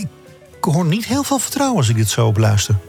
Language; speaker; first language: Dutch; native; Dutch